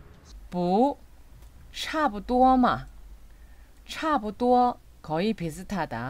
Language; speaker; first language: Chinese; non-native, fluent; Korean